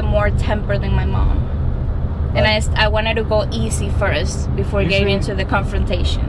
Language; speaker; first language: English; non-native, fluent; Spanish